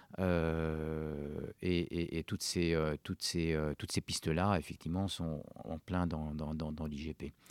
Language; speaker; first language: French; non-native, local second language; Arabic